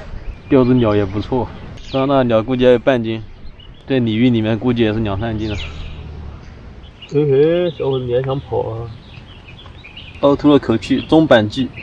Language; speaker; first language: Chinese; native; Chinese